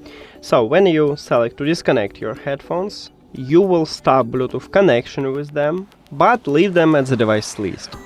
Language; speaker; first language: English; non-native, fluent; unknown